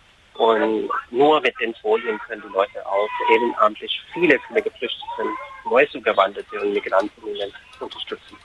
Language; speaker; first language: German; non-native, fluent; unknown